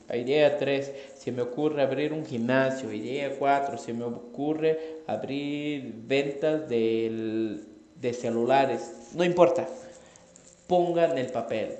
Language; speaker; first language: Spanish; non-native, fluent; Portuguese